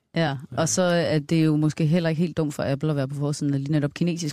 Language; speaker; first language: Danish; native; Danish